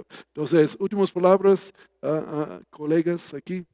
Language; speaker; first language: Spanish; non-native, fluent; English